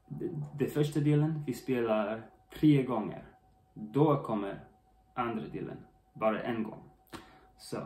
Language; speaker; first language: Swedish; non-native, learner; English